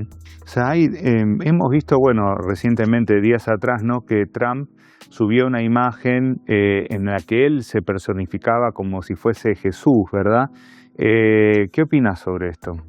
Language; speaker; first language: Spanish; native; Spanish